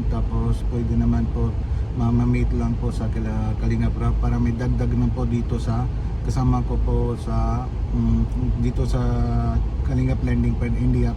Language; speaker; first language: Filipino; non-native, learner; Punjabi